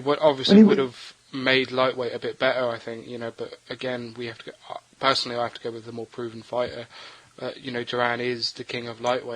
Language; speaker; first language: English; native; English